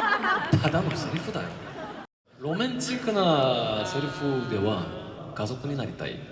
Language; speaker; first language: Japanese; non-native, fluent; Korean